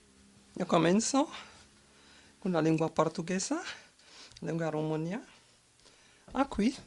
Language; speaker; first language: Spanish; non-native, learner; German